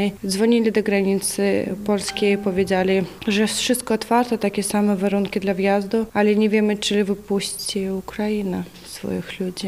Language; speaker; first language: Polish; non-native, learner; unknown